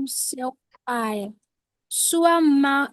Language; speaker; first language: Portuguese; non-native, learner; English